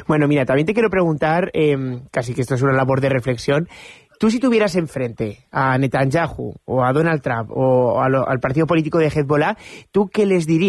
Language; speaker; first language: Spanish; native; Spanish